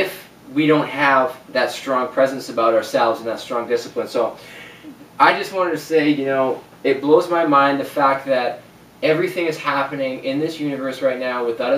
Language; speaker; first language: English; native; English